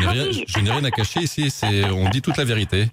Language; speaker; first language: French; native; French